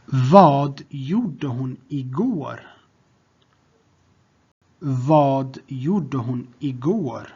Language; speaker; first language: Swedish; non-native, fluent; Tigrinya